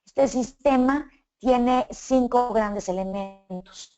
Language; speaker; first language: Spanish; native; Spanish